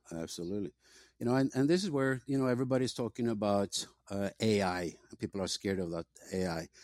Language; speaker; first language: English; non-native, fluent; Norwegian